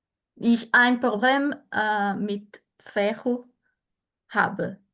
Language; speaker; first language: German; non-native, learner; Portuguese